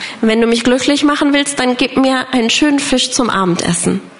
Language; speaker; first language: German; non-native, fluent; English